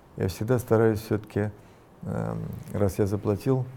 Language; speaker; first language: Russian; native; Russian